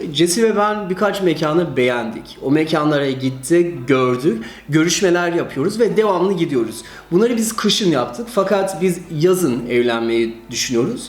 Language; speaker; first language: Turkish; early bilingual, heritage; Turkish